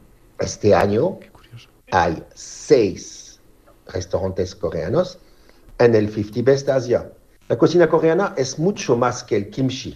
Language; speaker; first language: Spanish; non-native, learner; French